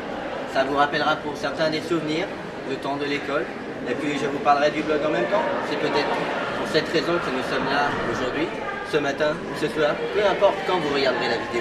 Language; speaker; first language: French; native; French